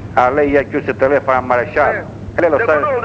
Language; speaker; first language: Italian; native; Italian